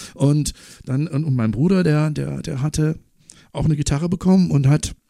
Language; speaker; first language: German; non-native, local second language; English